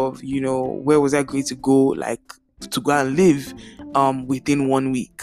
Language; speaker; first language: English; non-native, local second language; Yoruba